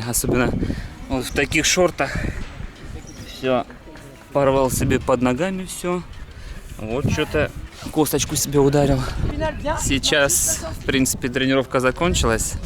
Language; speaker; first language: Russian; native; Russian